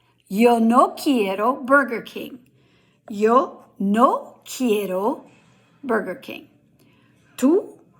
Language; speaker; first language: Spanish; non-native, fluent; English